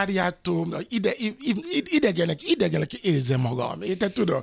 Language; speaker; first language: Hungarian; non-native, learner; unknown